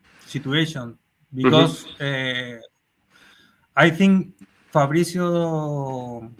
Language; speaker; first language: English; non-native, learner; Spanish